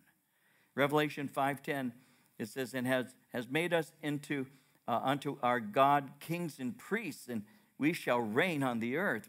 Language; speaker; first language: English; native; English